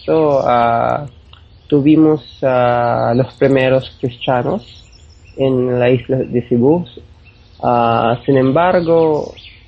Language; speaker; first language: Spanish; non-native, fluent; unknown